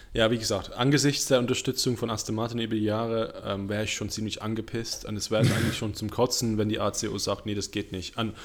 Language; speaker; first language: German; non-native, fluent; English